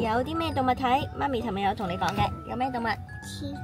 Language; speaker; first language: Cantonese; native; Cantonese